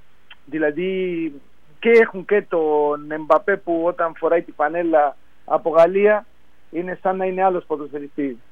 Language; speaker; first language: Greek; non-native, fluent; Spanish